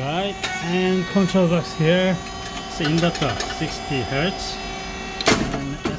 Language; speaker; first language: English; non-native, learner; Korean